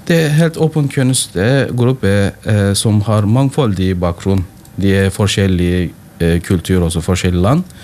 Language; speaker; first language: Norwegian; non-native, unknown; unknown